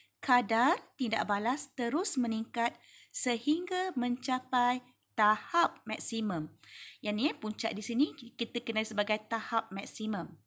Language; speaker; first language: Malay; native; Malay